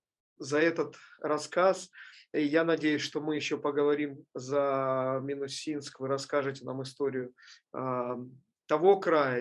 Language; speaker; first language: Russian; native; Russian